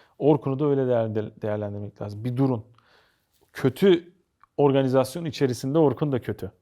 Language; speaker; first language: Turkish; native; Turkish